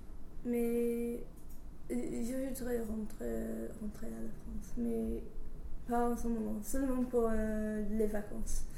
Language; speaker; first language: French; non-native, learner; English